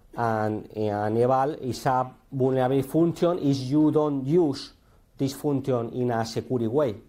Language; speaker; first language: English; non-native, learner; Spanish